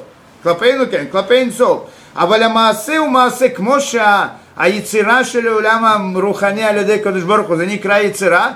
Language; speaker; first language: Hebrew; non-native, fluent; Russian